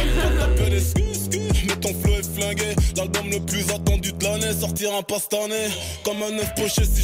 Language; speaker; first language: French; native; French